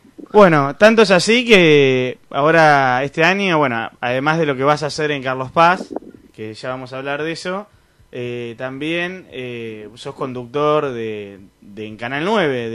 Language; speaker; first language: Spanish; native; Spanish